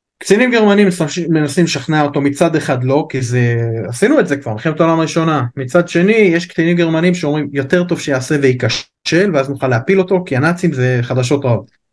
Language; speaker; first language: Hebrew; native; Hebrew